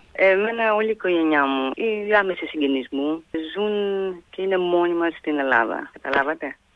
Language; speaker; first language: Greek; native; Greek